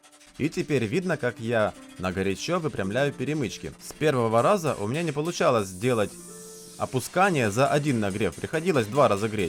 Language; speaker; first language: Russian; native; Russian